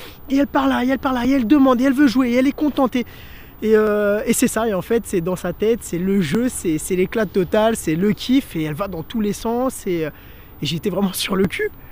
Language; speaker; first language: French; early bilingual, other home language; Portuguese